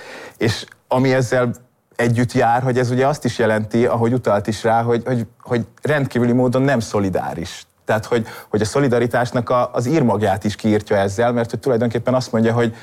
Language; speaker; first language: Hungarian; native; Hungarian